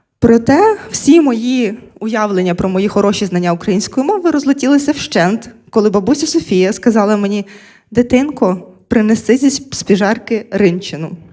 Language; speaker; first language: Ukrainian; non-native, local second language; Russian